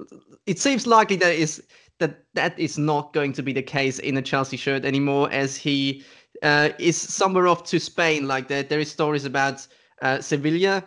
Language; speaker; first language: English; non-native, fluent; German